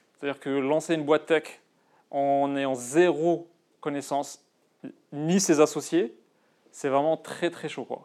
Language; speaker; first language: French; non-native, local second language; Arabic